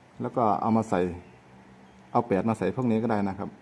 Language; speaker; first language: Thai; native; Thai